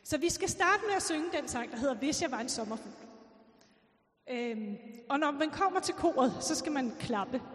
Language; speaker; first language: Danish; native; Danish